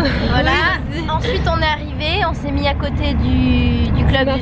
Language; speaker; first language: French; native; French